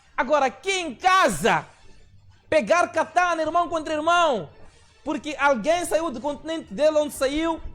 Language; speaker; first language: Portuguese; non-native, local second language; Tsonga